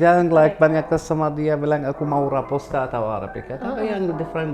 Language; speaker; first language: Indonesian; non-native, learner; Arabic